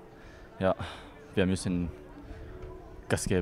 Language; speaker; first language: German; non-native, learner; Japanese